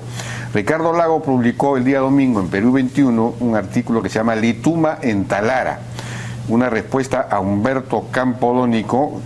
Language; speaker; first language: Spanish; native; Spanish